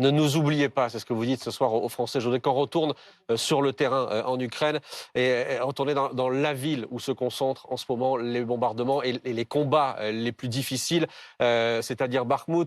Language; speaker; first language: French; native; French